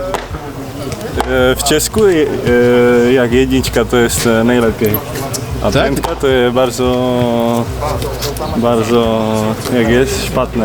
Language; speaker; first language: Polish; non-native, learner; Czech